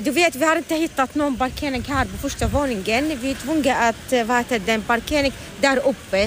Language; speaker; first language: Swedish; non-native, learner; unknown